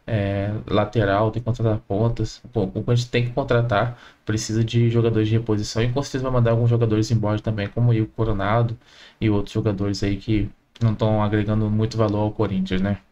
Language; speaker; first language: Portuguese; native; Portuguese